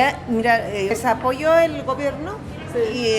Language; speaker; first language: Spanish; native; Spanish